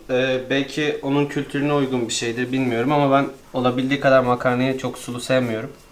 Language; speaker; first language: Turkish; native; Turkish